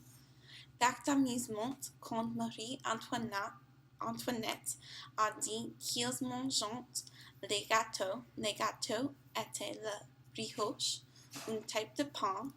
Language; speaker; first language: French; non-native, learner; English